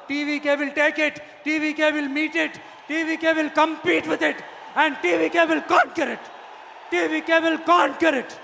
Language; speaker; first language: English; non-native, local second language; Tamil